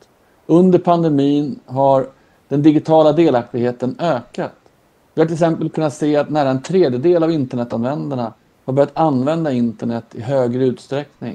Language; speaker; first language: Swedish; native; Swedish